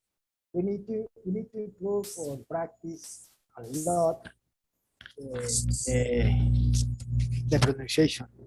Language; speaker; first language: English; non-native, learner; Spanish